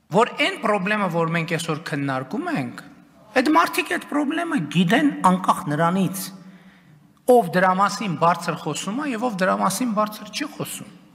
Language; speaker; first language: Armenian; native; Armenian